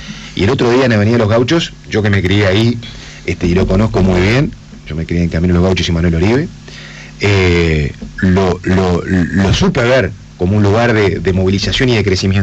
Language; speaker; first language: Spanish; native; Spanish